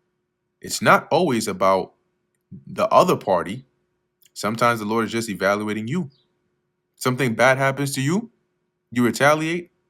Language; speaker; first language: English; native; English